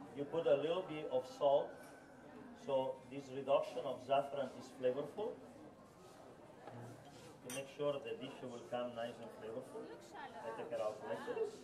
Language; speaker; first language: English; non-native, learner; Italian